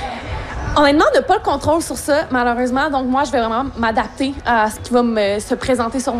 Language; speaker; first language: French; native; French